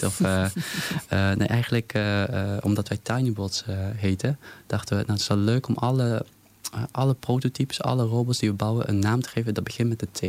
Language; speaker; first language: Dutch; native; Dutch